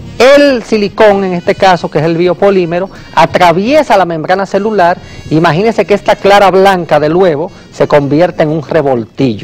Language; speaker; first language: Spanish; native; Spanish